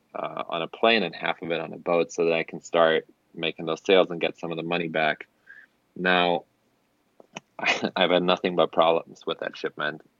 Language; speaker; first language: English; non-native, fluent; German